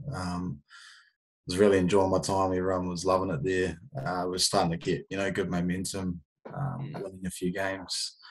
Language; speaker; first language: English; native; English